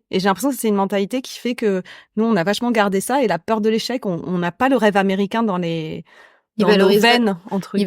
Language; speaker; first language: French; native; French